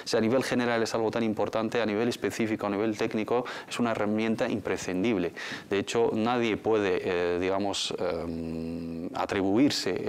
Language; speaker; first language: Spanish; native; Spanish